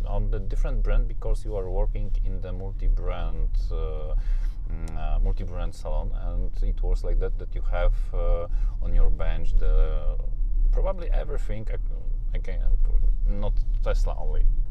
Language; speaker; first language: English; non-native, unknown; Polish